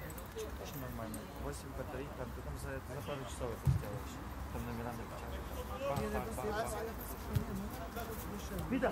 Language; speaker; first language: Russian; native; Russian